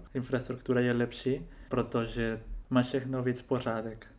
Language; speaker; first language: Czech; non-native, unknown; Spanish